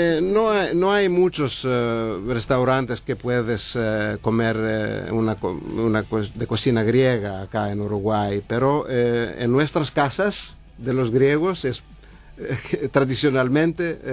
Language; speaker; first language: Spanish; non-native, learner; Greek